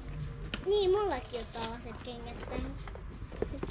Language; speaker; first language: Finnish; early bilingual, other home language; Waray